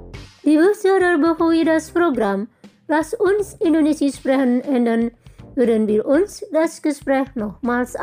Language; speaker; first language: German; non-native, fluent; Indonesian